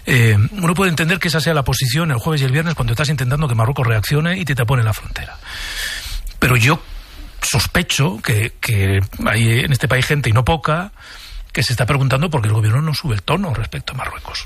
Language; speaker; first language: Spanish; native; Spanish